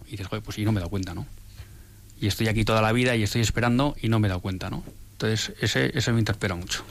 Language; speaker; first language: Spanish; native; Spanish